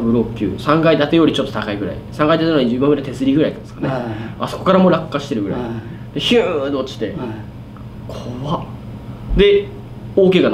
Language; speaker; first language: Japanese; native; Japanese